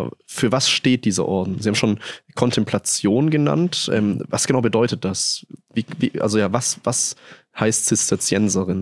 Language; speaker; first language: German; native; German